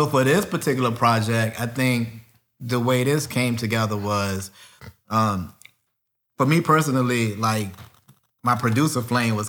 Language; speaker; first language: English; native; English